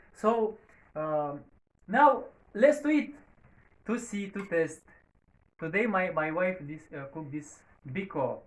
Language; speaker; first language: English; non-native, learner; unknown